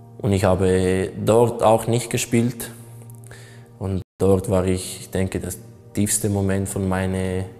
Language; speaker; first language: German; non-native, local second language; Italian